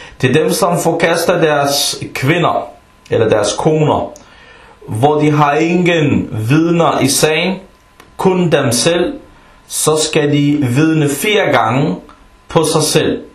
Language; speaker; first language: Danish; non-native, fluent; Arabic